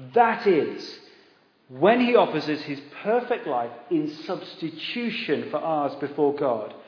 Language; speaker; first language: English; native; English